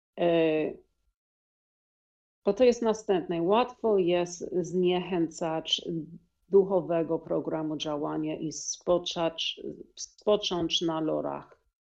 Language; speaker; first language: Polish; non-native, learner; English